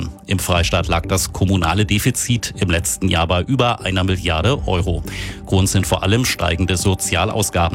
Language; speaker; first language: German; native; German